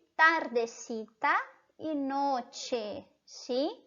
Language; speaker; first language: Spanish; non-native, fluent; Portuguese